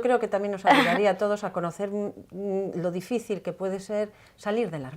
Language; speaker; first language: Spanish; native; Spanish